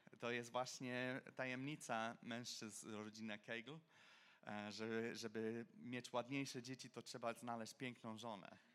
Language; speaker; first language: Polish; non-native, fluent; English